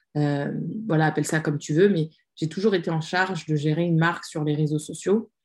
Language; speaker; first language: French; native; French